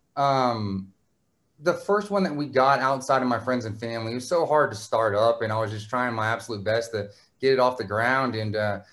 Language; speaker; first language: English; native; English